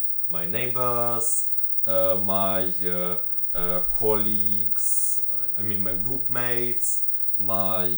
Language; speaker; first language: English; non-native, fluent; Ukrainian